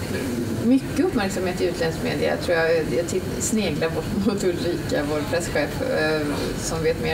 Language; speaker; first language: Swedish; native; Swedish